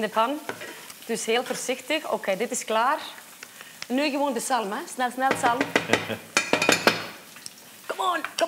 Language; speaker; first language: Dutch; non-native, fluent; Icelandic